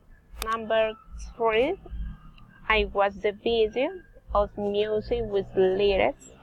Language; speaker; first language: English; non-native, learner; Spanish